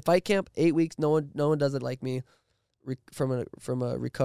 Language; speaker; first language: English; native; English